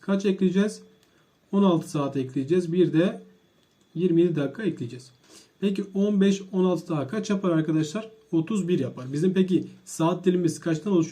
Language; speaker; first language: Turkish; native; Turkish